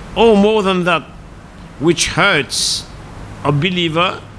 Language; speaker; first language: English; non-native, local second language; Morisyen